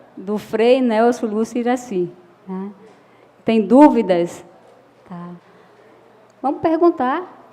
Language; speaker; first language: Portuguese; native; Portuguese